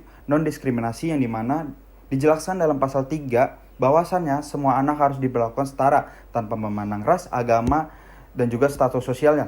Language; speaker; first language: Indonesian; native; Indonesian